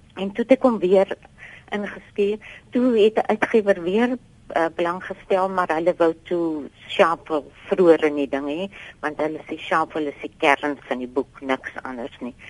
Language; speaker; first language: Afrikaans; native; Afrikaans